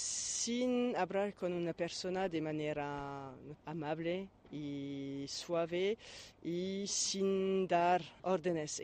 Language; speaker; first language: Spanish; non-native, fluent; French